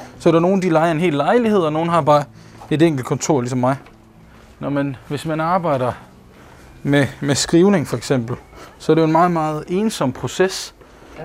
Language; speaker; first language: Danish; early bilingual, other home language; Bosnian